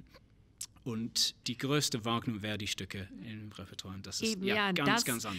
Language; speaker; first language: German; non-native, fluent; English